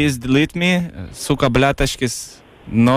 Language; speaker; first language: English; non-native, learner; Lithuanian